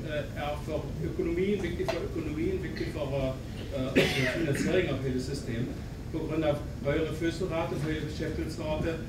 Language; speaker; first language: Norwegian; non-native, fluent; German